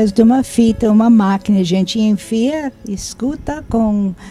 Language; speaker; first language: Portuguese; non-native, fluent; English